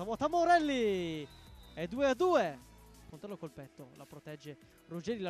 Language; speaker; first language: Italian; native; Italian